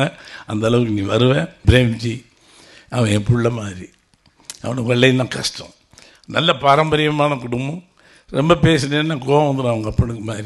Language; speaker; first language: Tamil; native; Tamil